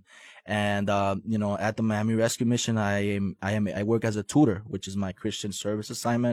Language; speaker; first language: English; native; English